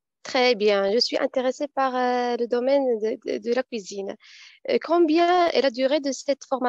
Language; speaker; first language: French; non-native, fluent; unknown